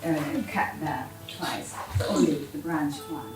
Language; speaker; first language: English; non-native, learner; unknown